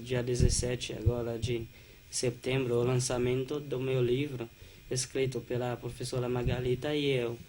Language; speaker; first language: Portuguese; non-native, fluent; Haitian Creole